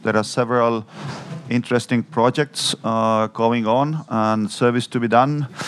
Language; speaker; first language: English; non-native, fluent; Estonian